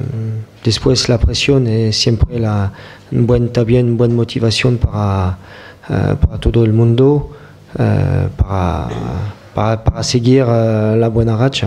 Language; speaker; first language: Spanish; non-native, fluent; French